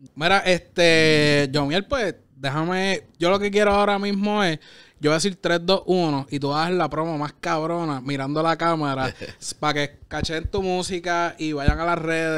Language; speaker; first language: Spanish; native; Spanish